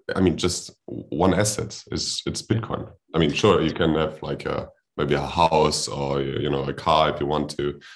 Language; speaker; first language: English; non-native, fluent; German